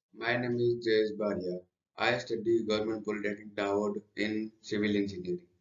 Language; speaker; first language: English; non-native, local second language; Gujarati